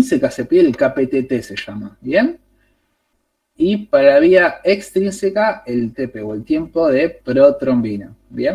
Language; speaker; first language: Spanish; native; Spanish